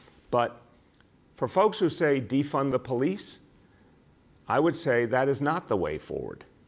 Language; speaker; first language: English; native; English